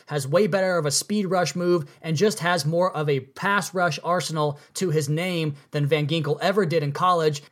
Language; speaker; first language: English; native; English